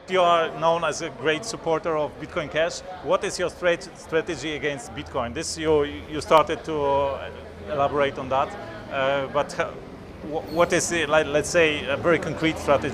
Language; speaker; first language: English; non-native, fluent; Polish